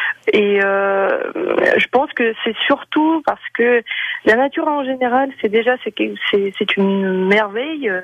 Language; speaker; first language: French; non-native, fluent; Ukrainian